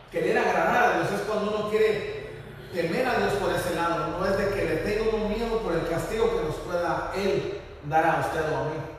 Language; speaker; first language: Spanish; native; Spanish